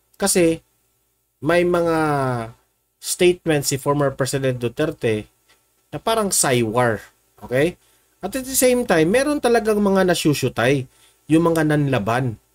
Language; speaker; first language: Filipino; non-native, local second language; Cebuano